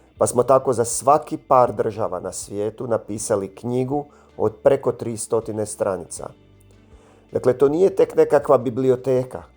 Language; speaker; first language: Croatian; native; Croatian